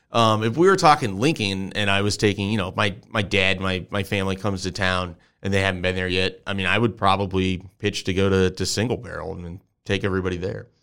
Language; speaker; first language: English; native; English